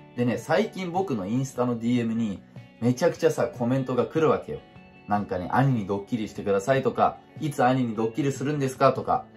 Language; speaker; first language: Japanese; non-native, fluent; Turkish